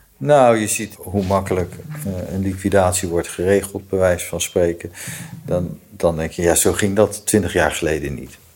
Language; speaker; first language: Dutch; native; Dutch